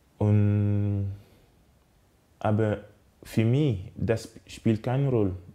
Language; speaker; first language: German; non-native, learner; French